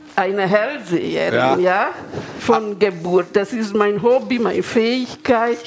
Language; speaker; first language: German; non-native, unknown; Hungarian